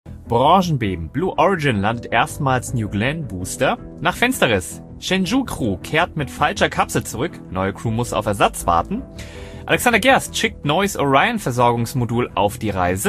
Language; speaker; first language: German; native; German